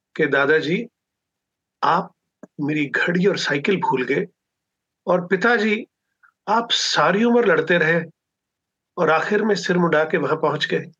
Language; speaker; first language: Hindi; non-native, local second language; Punjabi